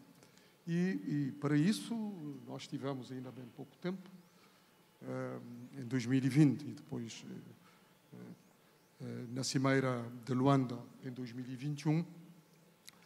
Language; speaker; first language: Portuguese; non-native, local second language; Kabuverdianu